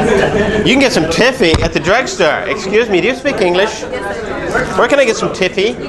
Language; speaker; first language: English; native; English